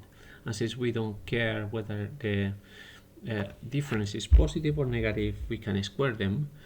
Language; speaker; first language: English; non-native, fluent; Spanish